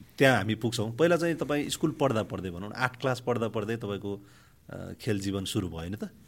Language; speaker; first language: Nepali; native; Nepali